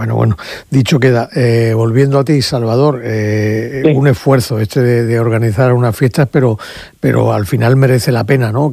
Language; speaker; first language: Spanish; native; Spanish